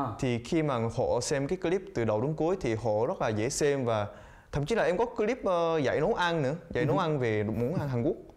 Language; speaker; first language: Vietnamese; early bilingual, other home language; Korean